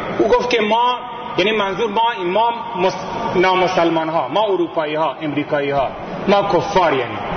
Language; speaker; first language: Persian; native; Persian